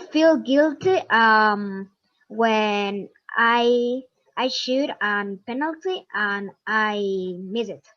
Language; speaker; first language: English; non-native, learner; Spanish